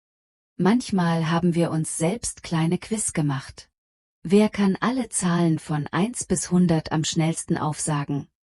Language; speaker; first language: German; non-native, fluent; Polish